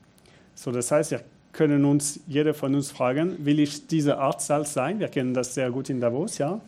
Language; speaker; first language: German; non-native, fluent; French